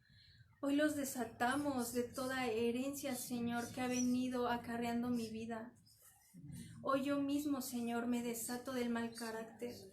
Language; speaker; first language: Spanish; native; Spanish